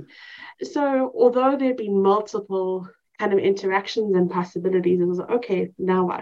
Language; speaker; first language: English; native; English